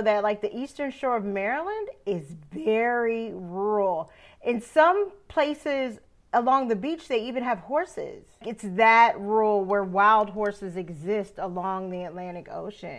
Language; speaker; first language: English; native; English